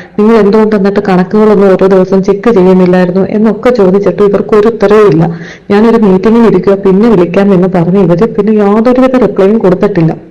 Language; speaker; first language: Malayalam; native; Malayalam